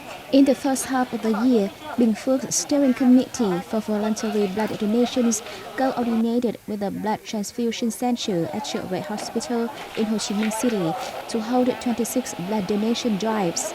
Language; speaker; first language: English; non-native, fluent; Vietnamese